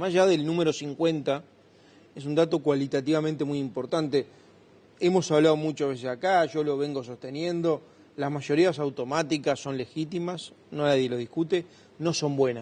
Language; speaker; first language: Spanish; native; Spanish